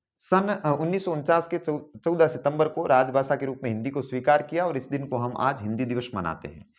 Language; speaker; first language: Hindi; native; Hindi